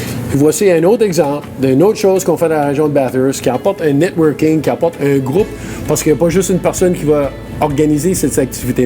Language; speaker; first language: French; native; French